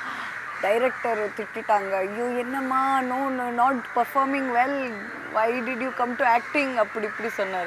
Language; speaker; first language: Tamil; non-native, fluent; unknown